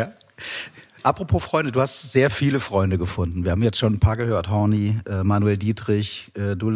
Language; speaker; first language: German; native; German